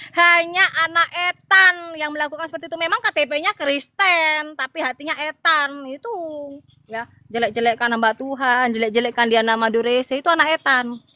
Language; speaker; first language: Indonesian; non-native, local second language; Madurese